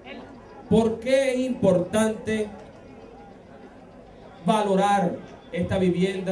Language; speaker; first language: Spanish; native; Spanish